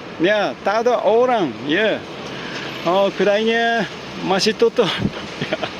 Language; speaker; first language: Malay; non-native, learner; Japanese